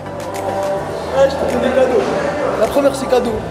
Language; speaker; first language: French; native; French